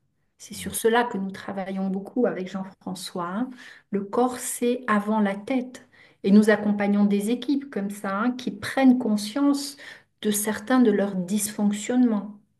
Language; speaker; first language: French; native; French